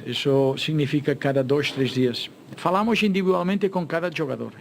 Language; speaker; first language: Portuguese; non-native, fluent; Catalan